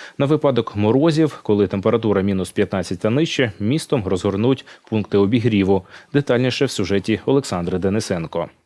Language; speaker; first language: Ukrainian; native; Ukrainian